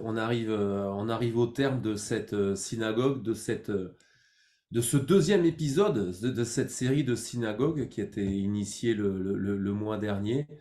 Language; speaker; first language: French; native; French